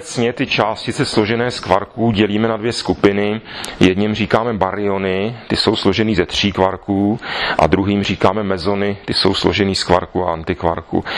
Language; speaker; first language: Czech; native; Czech